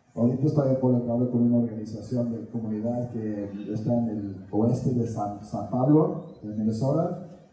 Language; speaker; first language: Spanish; early bilingual, heritage; Spanish